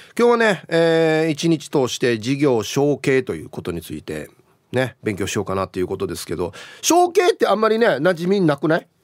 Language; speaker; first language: Japanese; native; Japanese